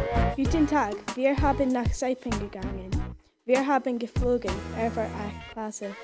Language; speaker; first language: German; non-native, learner; English